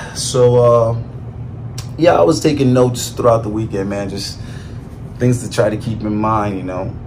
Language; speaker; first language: English; native; English